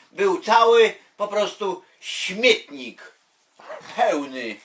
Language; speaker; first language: Polish; native; Polish